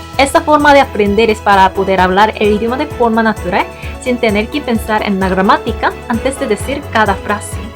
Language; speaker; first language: Spanish; non-native, fluent; Korean